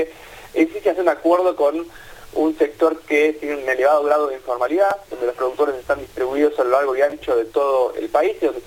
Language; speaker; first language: Spanish; native; Spanish